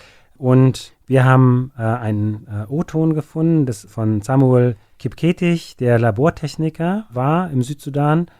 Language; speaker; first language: German; native; German